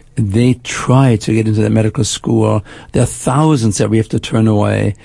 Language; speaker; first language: English; non-native, fluent; German